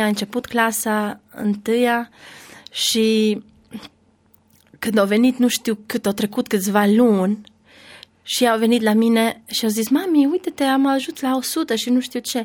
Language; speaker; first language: Romanian; non-native, learner; Albanian